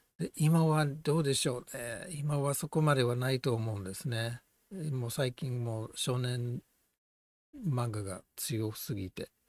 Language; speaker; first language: Japanese; non-native, fluent; English